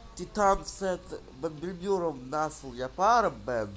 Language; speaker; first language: Turkish; non-native, learner; Russian